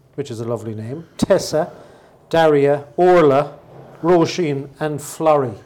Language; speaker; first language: English; native; English